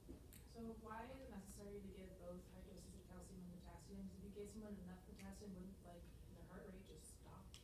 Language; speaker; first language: English; native; English